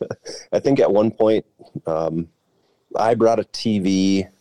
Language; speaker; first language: English; native; English